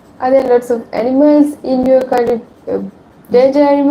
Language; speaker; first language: English; non-native, learner; Sinhala